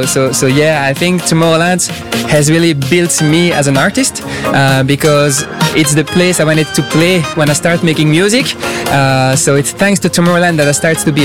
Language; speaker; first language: English; non-native, fluent; French